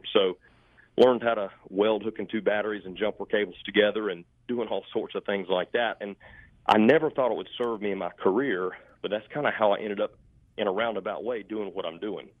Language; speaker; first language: English; native; English